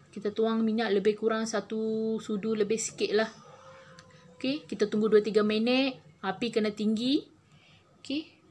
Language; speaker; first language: Malay; non-native, local second language; Tamil